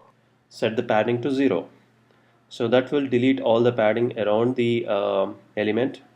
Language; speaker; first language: English; non-native, local second language; Telugu